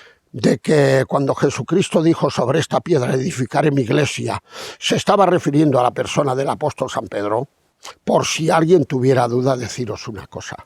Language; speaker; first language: Spanish; native; Spanish